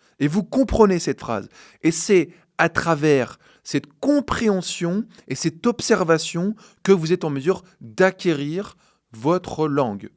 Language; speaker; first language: French; native; French